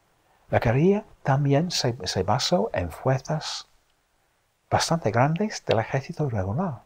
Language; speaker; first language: Spanish; non-native, fluent; English